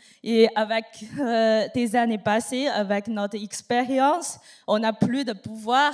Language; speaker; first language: French; non-native, learner; Chinese